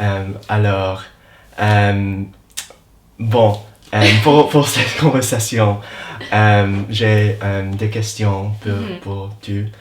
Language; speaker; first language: French; non-native, learner; English